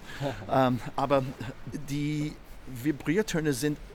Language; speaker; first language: German; non-native, fluent; English